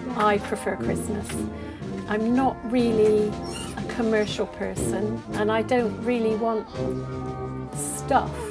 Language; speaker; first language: English; native; English